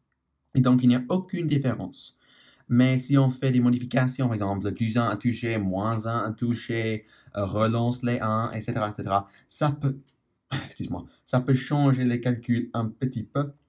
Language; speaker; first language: French; non-native, learner; English